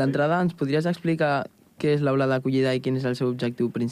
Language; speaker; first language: Catalan; native; Catalan